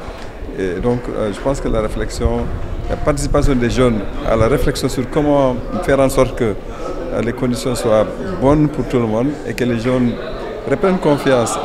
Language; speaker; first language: French; non-native, local second language; Wolof